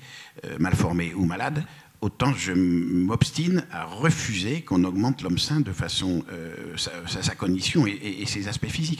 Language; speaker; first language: French; native; French